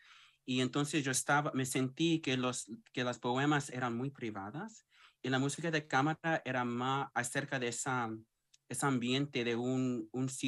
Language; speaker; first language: Spanish; early bilingual, heritage; English